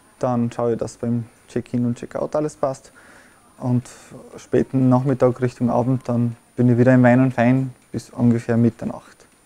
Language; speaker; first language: German; non-native, fluent; Albanian